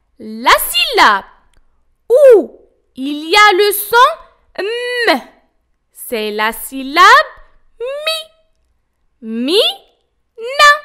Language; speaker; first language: French; non-native, local second language; Arabic